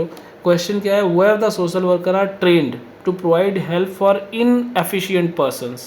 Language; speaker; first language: Hindi; native; Hindi